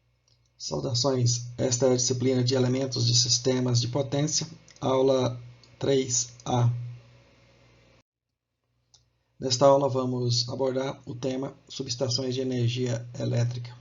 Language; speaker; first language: Portuguese; native; Portuguese